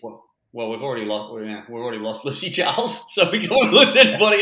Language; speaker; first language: English; native; English